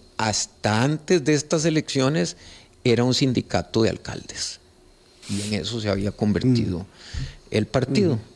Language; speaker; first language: Spanish; native; Spanish